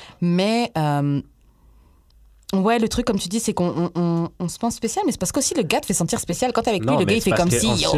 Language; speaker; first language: French; native; French